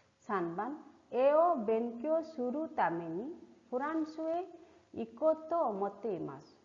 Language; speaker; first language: Japanese; non-native, fluent; Hindi